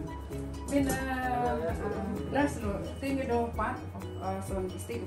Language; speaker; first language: Norwegian; non-native, fluent; Filipino